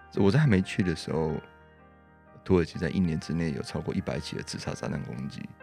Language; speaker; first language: Chinese; native; Chinese